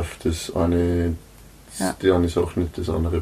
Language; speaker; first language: German; native; German